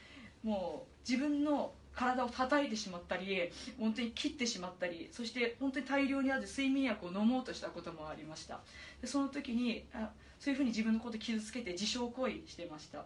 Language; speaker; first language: Japanese; native; Japanese